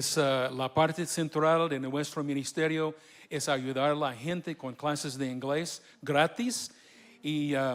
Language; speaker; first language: Spanish; non-native, fluent; English